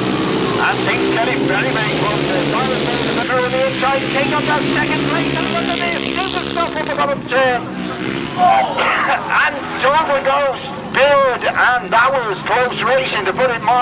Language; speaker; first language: English; native; English